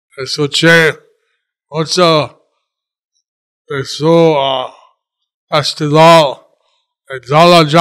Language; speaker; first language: Spanish; non-native, learner; English